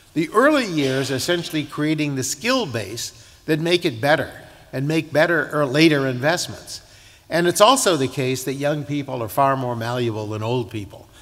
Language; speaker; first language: English; native; English